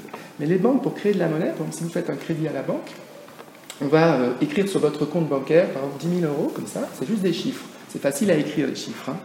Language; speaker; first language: French; native; French